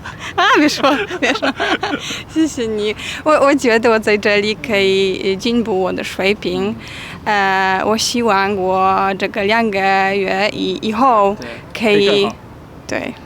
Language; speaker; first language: Chinese; non-native, learner; Polish